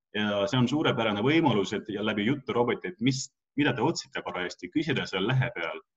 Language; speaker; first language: Estonian; non-native, local second language; Russian